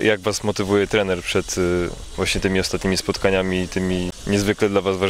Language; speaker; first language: Polish; native; Polish